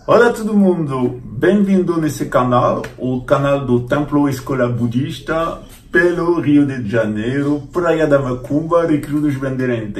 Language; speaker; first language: Portuguese; non-native, fluent; French